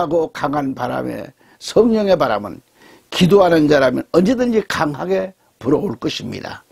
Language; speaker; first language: Korean; native; Korean